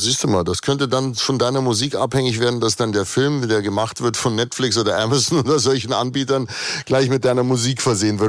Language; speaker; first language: German; native; German